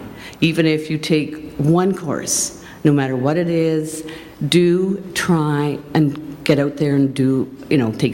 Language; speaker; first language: English; native; English